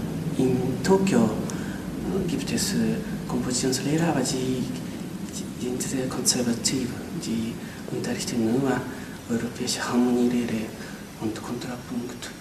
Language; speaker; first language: German; non-native, fluent; Japanese